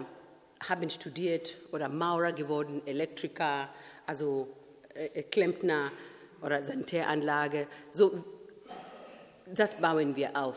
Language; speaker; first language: German; non-native, fluent; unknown